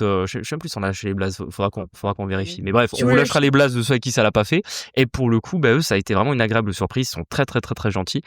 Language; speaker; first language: French; native; French